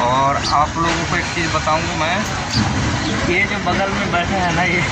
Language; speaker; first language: Hindi; non-native, local second language; Chhattisgarhi